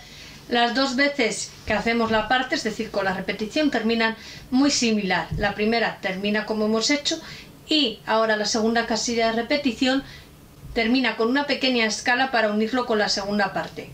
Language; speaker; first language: Spanish; native; Spanish